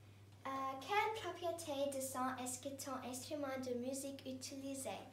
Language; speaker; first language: French; non-native, learner; English